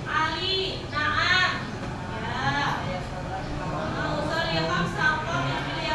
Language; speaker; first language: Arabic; non-native, fluent; Indonesian